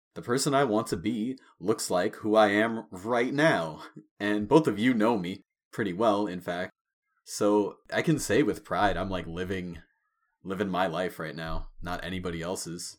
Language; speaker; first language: English; native; English